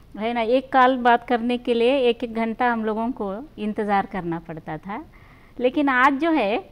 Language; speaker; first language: Hindi; non-native, local second language; Marathi